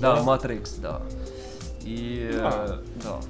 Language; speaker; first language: Russian; non-native, learner; Arabic